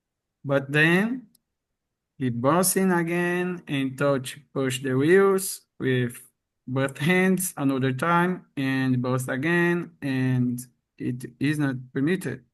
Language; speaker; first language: English; non-native, fluent; Portuguese